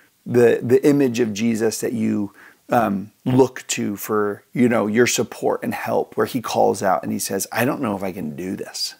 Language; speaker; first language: English; native; English